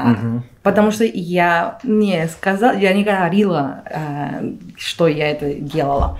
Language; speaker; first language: Russian; non-native, fluent; Spanish